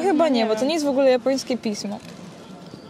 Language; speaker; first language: Polish; native; Polish